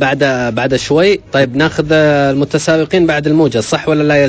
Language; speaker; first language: Arabic; native; Arabic